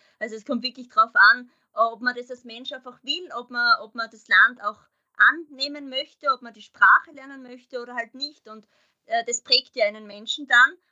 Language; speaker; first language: German; native; German